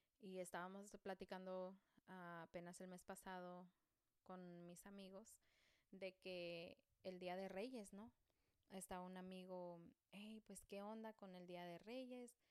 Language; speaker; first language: Spanish; early bilingual, heritage; Spanish